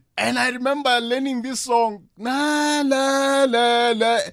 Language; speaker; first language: English; non-native, local second language; Northern Sotho